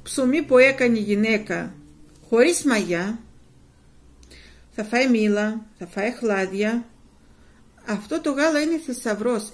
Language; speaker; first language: Greek; non-native, fluent; Russian